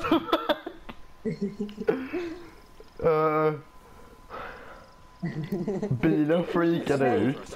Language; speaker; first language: Swedish; native; Swedish